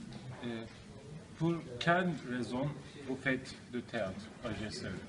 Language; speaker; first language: French; non-native, learner; Turkish